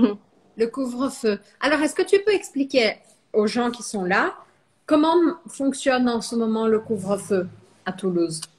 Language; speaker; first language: French; non-native, fluent; Portuguese